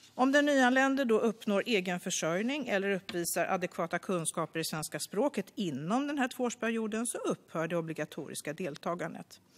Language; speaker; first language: Swedish; native; Swedish